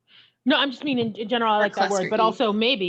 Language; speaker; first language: English; native; English